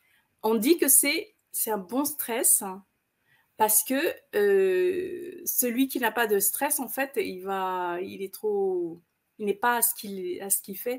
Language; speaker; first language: French; native; French